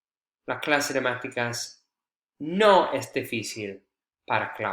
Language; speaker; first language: Spanish; non-native, fluent; English